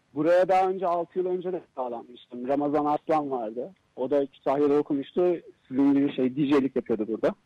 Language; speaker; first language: Turkish; native; Turkish